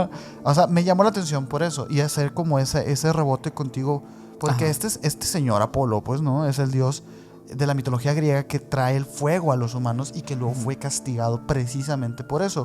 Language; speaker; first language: Spanish; native; Spanish